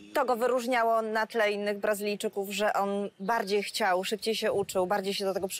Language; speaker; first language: Polish; native; Polish